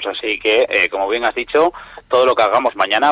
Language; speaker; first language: Spanish; native; Spanish